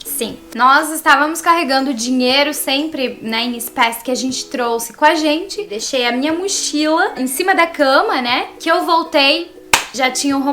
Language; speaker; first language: Portuguese; native; Portuguese